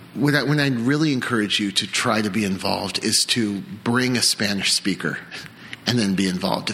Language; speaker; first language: English; native; English